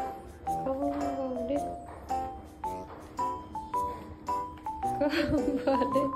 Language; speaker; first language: Japanese; native; Japanese